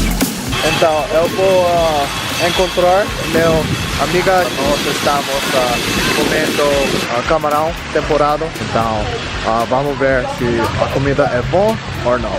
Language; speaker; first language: Portuguese; non-native, learner; English